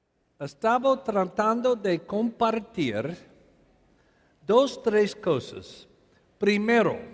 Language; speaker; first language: Spanish; non-native, learner; English